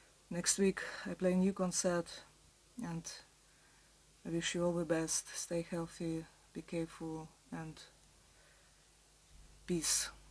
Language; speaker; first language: English; non-native, learner; Russian